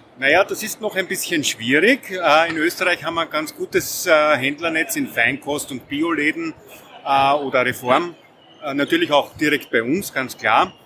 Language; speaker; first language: German; native; German